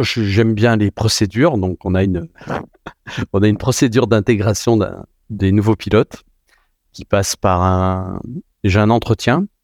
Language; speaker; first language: French; native; French